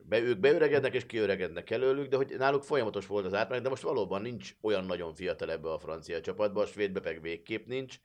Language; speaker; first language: Hungarian; native; Hungarian